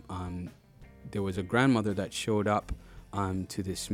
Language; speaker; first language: English; non-native, local second language; Ganda